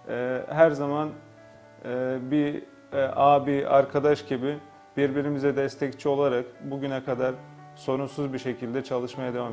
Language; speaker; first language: Turkish; native; Turkish